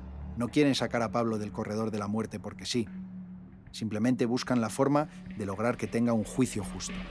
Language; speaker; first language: Spanish; native; Spanish